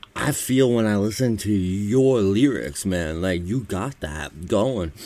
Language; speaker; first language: English; native; English